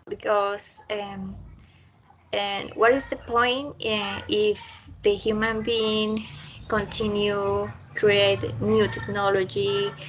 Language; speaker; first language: English; non-native, learner; Spanish